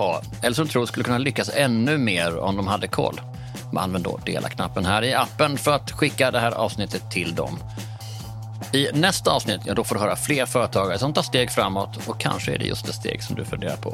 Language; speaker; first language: Swedish; native; Swedish